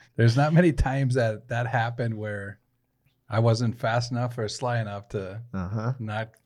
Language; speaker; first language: English; native; English